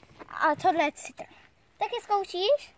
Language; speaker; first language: Czech; early bilingual, heritage; Czech